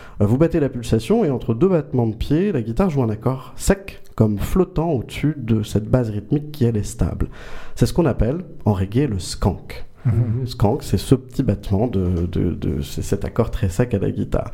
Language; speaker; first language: French; native; French